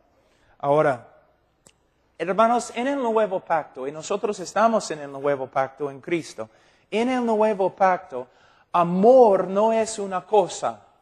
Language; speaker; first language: Spanish; non-native, fluent; English